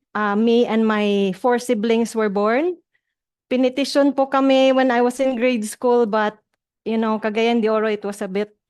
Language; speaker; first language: English; non-native, local second language; Cebuano